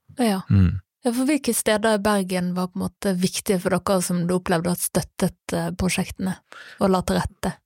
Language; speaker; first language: Norwegian; native; Norwegian